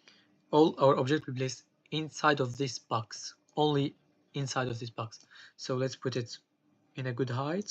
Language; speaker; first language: English; non-native, fluent; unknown